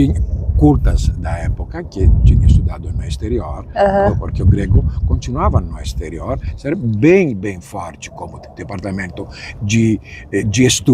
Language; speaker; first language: Portuguese; non-native, fluent; Greek